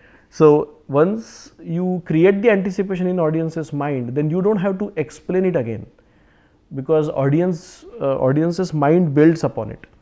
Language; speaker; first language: English; non-native, local second language; Marathi